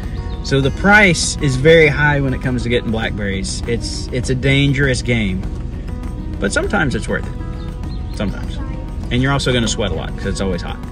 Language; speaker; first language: English; native; English